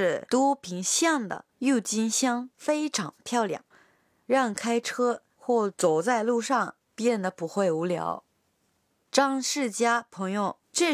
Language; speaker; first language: Chinese; non-native, fluent; Japanese